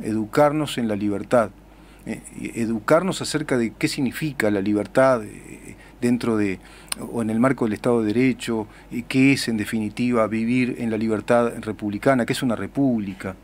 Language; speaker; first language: Spanish; native; Spanish